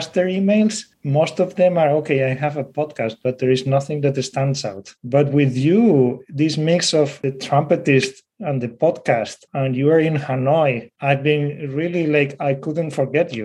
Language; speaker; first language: English; non-native, fluent; Spanish